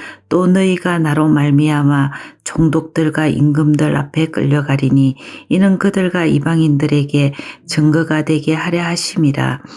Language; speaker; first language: Korean; native; Korean